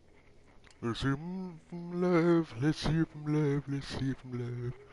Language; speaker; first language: English; native; English